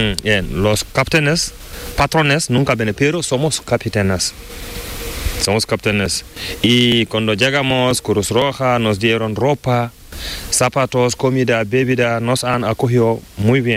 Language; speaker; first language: Spanish; non-native, learner; Fula